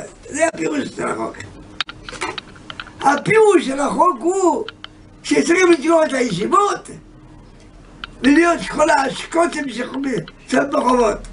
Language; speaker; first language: Hebrew; non-native, fluent; Yiddish